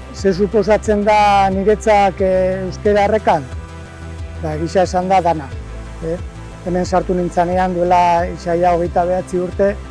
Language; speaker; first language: Basque; non-native, local second language; Spanish